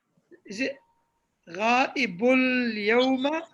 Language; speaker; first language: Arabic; non-native, fluent; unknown